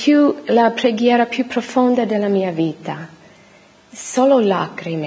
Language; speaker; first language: Italian; non-native, fluent; English